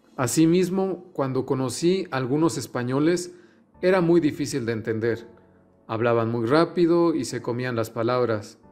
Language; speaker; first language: Spanish; native; Spanish